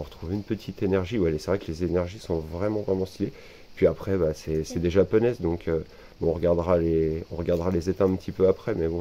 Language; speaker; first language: French; native; French